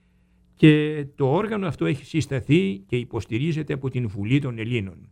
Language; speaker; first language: Greek; native; Greek